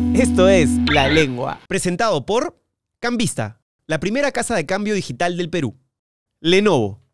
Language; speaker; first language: Spanish; native; Spanish